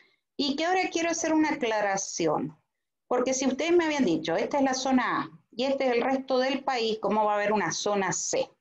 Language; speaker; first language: Spanish; native; Spanish